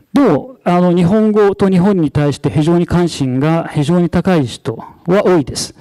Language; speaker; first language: Japanese; non-native, fluent; Arabic